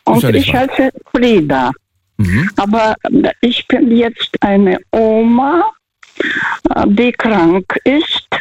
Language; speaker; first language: German; early bilingual, heritage; Russian